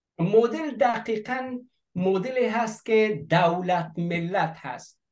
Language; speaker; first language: Persian; native; Persian